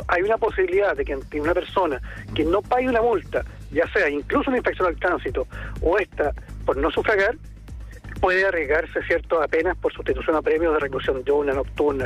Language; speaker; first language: Spanish; native; Spanish